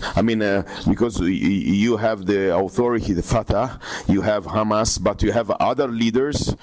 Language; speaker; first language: English; non-native, fluent; Italian